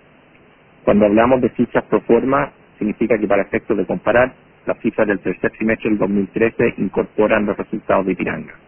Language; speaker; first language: Spanish; native; Spanish